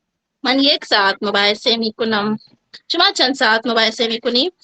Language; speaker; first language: Persian; non-native, learner; Urdu